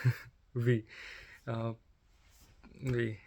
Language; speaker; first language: French; non-native, learner; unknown